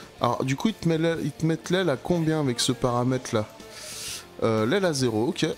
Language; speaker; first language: French; native; French